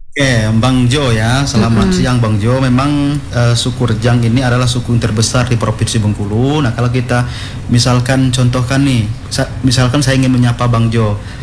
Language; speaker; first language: Indonesian; non-native, local second language; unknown